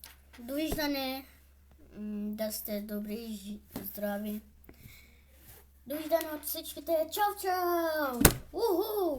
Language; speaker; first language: Bulgarian; non-native, local second language; Turkish